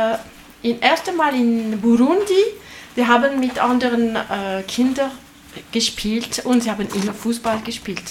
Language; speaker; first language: German; non-native, learner; French